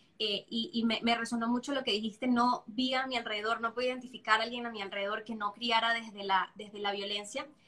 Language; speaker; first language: Spanish; native; Spanish